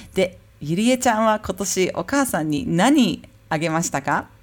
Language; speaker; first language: Japanese; early bilingual, heritage; Japanese